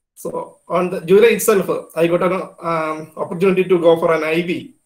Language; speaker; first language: English; non-native, local second language; Malayalam